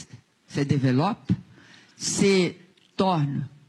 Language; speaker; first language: French; non-native, learner; Portuguese